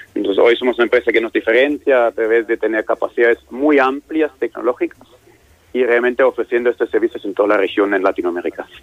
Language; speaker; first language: Spanish; non-native, fluent; German